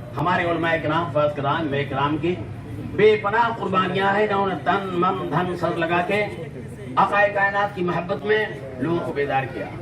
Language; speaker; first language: Urdu; native; Urdu